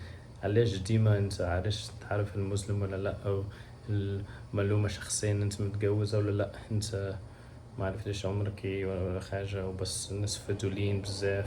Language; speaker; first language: Arabic; non-native, learner; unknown